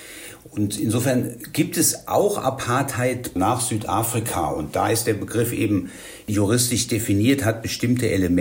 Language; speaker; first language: German; native; German